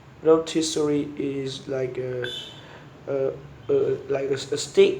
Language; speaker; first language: English; non-native, learner; Vietnamese